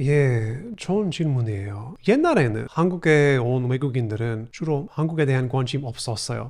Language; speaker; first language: Korean; non-native, fluent; English